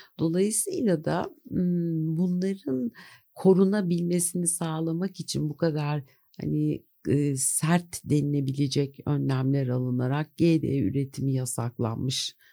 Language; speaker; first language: Turkish; native; Turkish